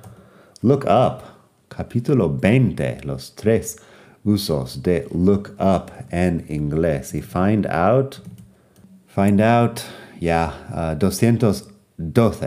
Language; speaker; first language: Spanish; non-native, fluent; English